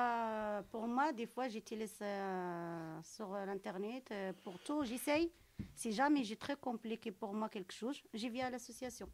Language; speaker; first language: French; non-native, local second language; Arabic